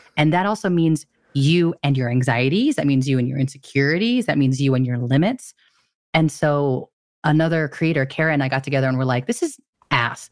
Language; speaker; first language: English; early bilingual, other home language; Filipino